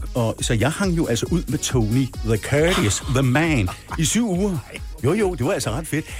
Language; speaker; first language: Danish; native; Danish